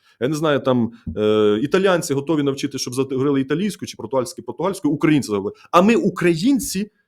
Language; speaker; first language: Ukrainian; native; Ukrainian